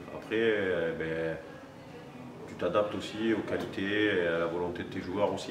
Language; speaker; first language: French; native; French